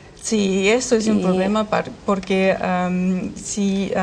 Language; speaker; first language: Spanish; non-native, learner; German